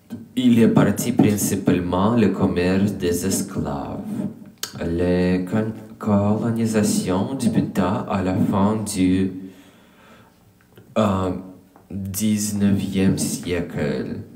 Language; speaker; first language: French; non-native, learner; English